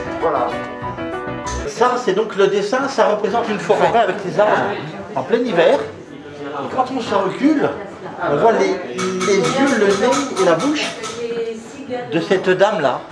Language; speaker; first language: French; native; French